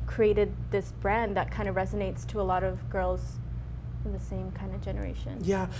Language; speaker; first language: English; native; English